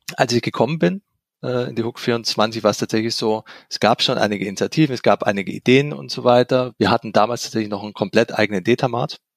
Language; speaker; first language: German; native; German